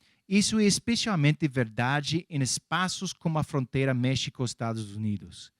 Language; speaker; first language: Portuguese; non-native, fluent; English